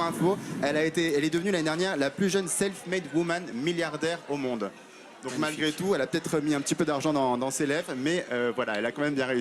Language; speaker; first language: French; native; French